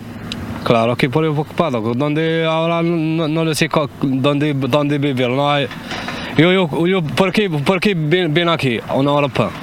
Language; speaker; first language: Spanish; non-native, learner; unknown